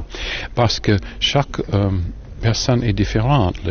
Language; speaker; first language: French; non-native, learner; English